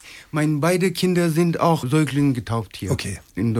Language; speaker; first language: German; non-native, learner; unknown